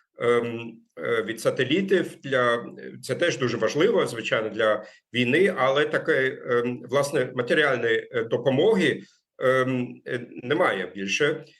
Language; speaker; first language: Ukrainian; non-native, fluent; German